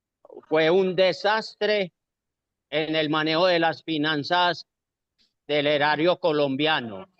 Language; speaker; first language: Spanish; native; Spanish